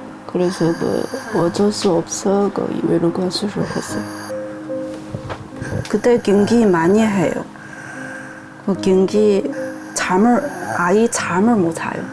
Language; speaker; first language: Korean; non-native, learner; Chinese